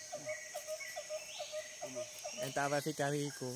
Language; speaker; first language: Portuguese; non-native, learner; Vietnamese